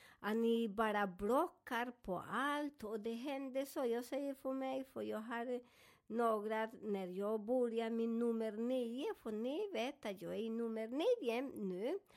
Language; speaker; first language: Swedish; non-native, fluent; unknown